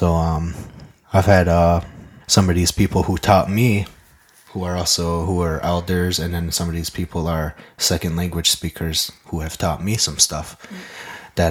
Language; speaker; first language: English; non-native, fluent; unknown